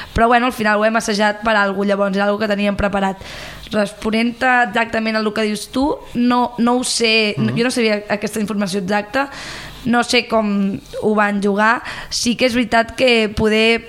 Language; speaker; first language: Catalan; native; Catalan